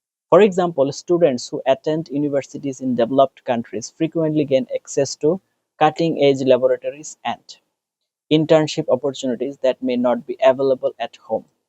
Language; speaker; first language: English; non-native, local second language; Bangla